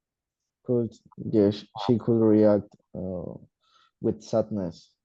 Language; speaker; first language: English; non-native, learner; Spanish